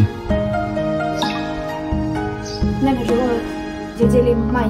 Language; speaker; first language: Chinese; non-native, learner; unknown